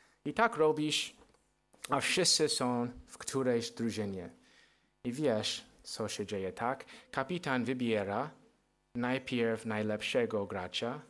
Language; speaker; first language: Polish; non-native, fluent; English